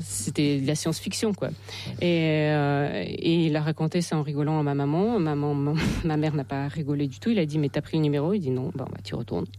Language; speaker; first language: French; non-native, fluent; Russian